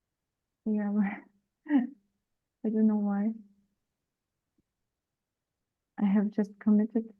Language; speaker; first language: English; non-native, learner; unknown